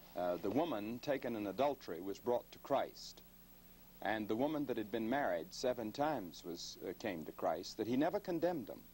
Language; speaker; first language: English; native; English